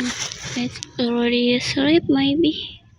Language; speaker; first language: English; non-native, learner; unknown